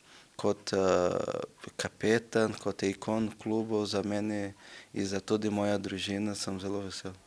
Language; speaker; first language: Slovenian; non-native, learner; Portuguese